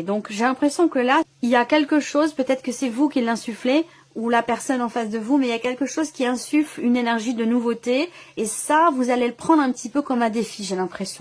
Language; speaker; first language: French; native; French